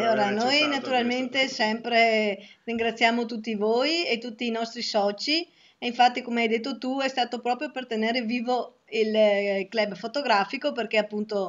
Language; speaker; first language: Italian; native; Italian